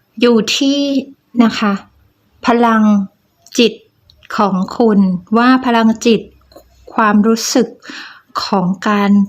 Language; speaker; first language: Thai; native; Thai